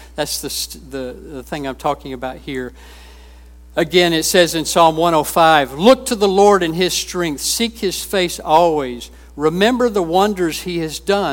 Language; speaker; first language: English; native; English